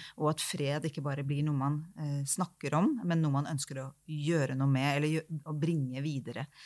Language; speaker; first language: Norwegian; native; Norwegian